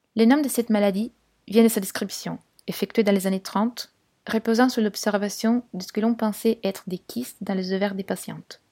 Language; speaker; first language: French; non-native, fluent; Italian